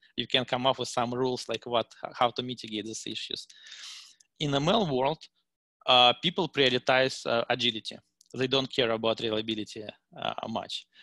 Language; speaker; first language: English; non-native, fluent; Russian